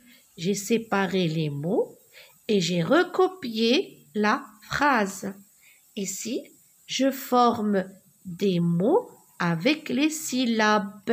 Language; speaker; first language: French; non-native, local second language; Arabic